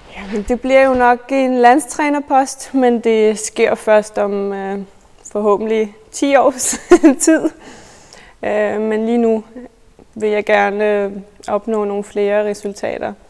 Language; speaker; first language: Danish; native; Danish